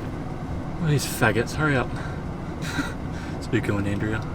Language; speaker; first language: English; native; English